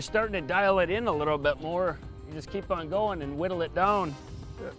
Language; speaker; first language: English; native; English